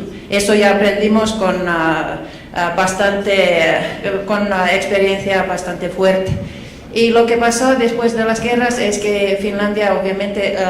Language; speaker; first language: Spanish; non-native, fluent; Finnish